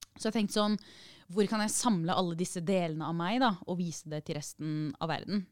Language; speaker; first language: Norwegian; early bilingual, other home language; Arabic